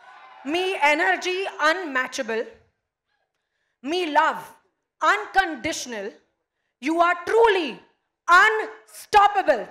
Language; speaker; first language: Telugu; non-native, learner; Hindi